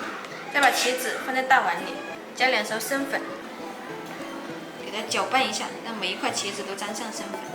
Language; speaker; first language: Chinese; native; Chinese